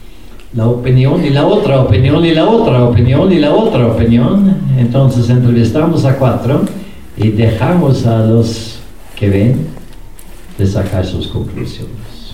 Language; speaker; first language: Spanish; non-native, fluent; Norwegian